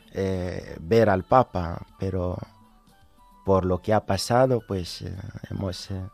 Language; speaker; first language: Spanish; non-native, fluent; French